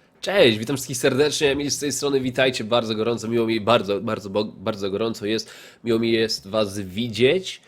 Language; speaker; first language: Polish; native; Polish